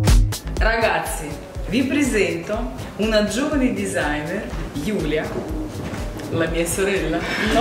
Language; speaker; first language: Italian; non-native, fluent; Russian